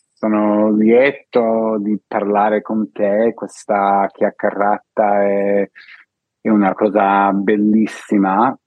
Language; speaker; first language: Italian; non-native, fluent; English